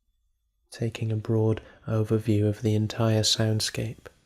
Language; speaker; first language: English; native; English